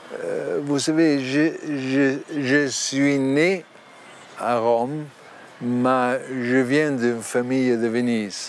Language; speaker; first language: French; non-native, learner; Italian